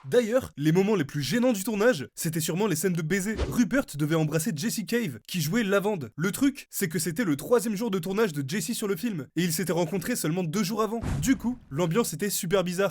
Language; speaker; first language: French; native; French